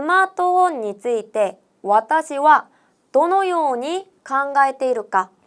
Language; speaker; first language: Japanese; non-native, fluent; Korean